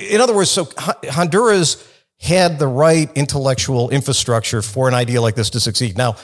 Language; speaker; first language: English; native; English